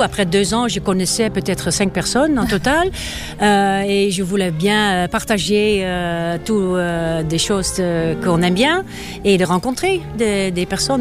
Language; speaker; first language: French; non-native, fluent; Dutch